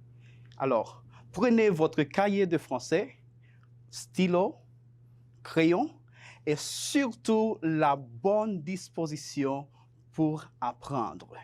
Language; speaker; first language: French; non-native, fluent; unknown